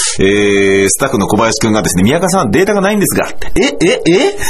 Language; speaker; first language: Japanese; native; Japanese